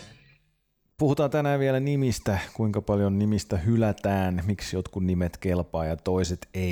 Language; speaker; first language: Finnish; native; Finnish